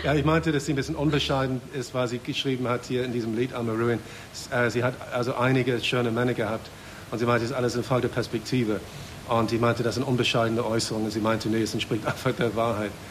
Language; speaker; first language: German; non-native, fluent; English